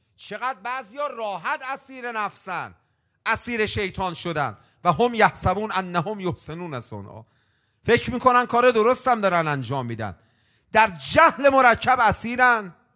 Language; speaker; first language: Persian; native; Persian